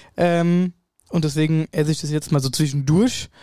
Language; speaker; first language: German; native; German